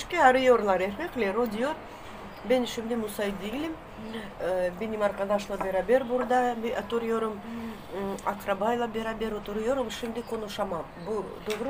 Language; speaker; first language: Turkish; non-native, learner; Russian